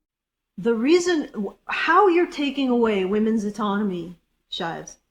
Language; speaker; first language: English; native; English